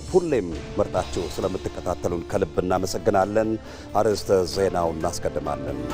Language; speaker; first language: Amharic; native; Amharic